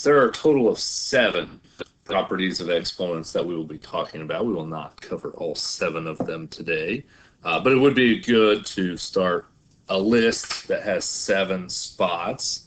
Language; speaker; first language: English; native; English